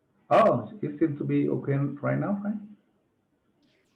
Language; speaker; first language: English; non-native, fluent; Vietnamese